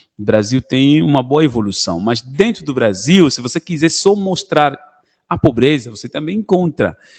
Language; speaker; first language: Portuguese; non-native, local second language; Kongo